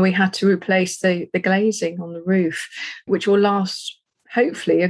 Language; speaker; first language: English; native; English